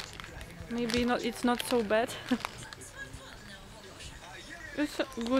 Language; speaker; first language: English; non-native, fluent; Ukrainian